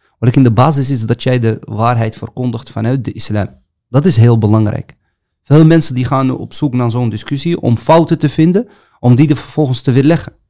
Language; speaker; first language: Dutch; early bilingual, other home language; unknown